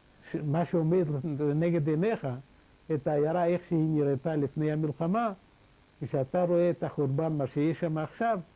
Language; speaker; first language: Hebrew; non-native, fluent; Yiddish